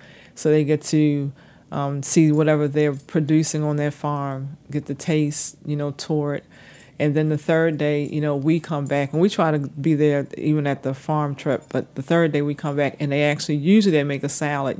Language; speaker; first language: English; native; English